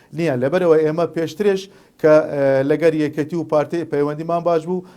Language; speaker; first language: Central Kurdish; non-native, local second language; Azerbaijani